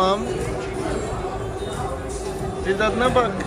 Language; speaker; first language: Turkish; non-native, learner; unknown